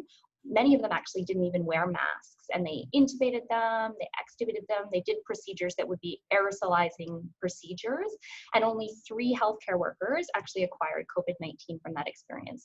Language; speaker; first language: English; native; English